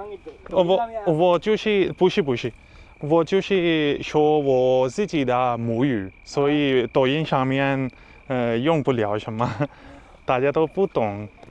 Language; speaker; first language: Chinese; non-native, learner; Urdu